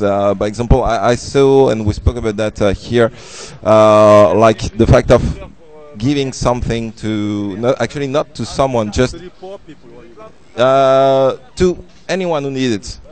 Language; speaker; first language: English; non-native, fluent; French